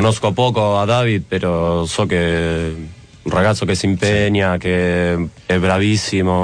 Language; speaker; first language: Italian; non-native, fluent; Spanish